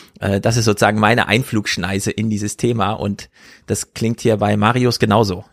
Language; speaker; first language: German; native; German